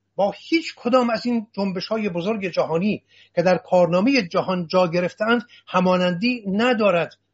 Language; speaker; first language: Persian; non-native, local second language; Assyrian Neo-Aramaic